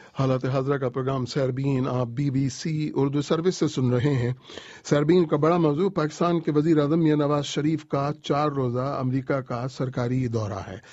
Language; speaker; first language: Urdu; native; Urdu